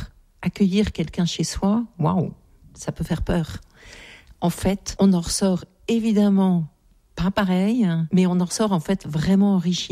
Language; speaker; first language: French; native; French